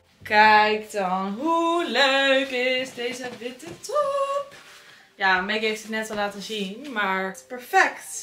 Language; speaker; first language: Dutch; native; Dutch